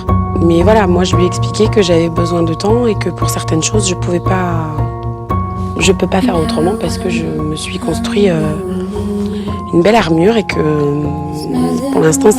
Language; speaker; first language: French; native; French